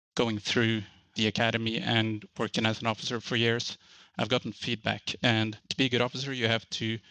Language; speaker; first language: English; non-native, fluent; Norwegian